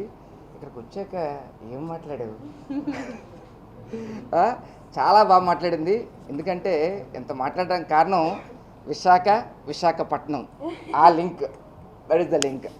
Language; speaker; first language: Telugu; native; Telugu